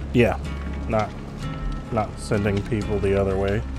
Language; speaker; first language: English; native; English